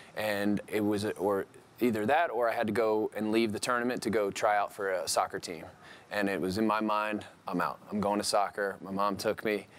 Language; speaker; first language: English; native; English